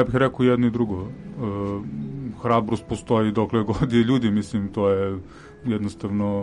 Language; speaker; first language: Serbian; native; Serbian